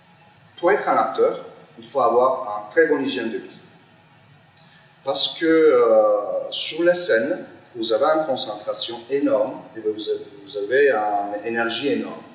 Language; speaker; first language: French; non-native, fluent; Turkish